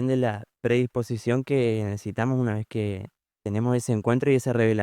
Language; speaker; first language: Spanish; native; Spanish